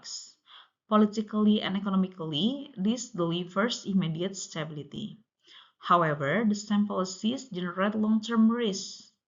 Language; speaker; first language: English; non-native, local second language; Indonesian